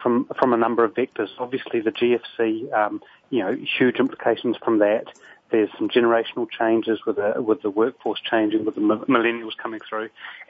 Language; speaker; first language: English; native; English